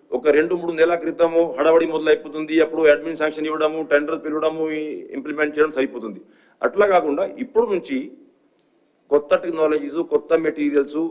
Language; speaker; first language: Telugu; non-native, fluent; Hindi